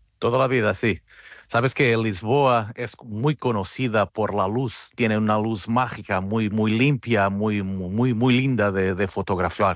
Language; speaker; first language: Spanish; non-native, fluent; Portuguese